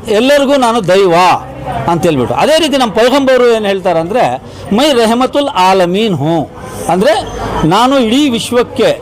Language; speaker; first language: Kannada; non-native, local second language; Urdu